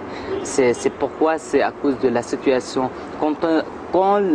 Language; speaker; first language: French; non-native, learner; Arabic